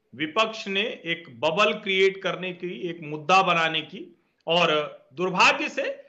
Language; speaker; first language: Hindi; native; Hindi